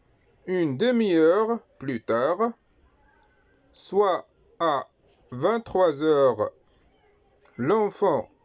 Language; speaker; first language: French; non-native, local second language; Arabic